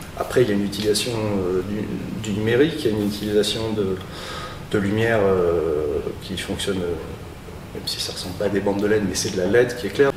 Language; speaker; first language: French; native; French